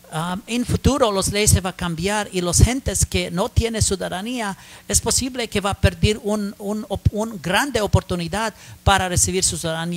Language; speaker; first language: Spanish; non-native, learner; English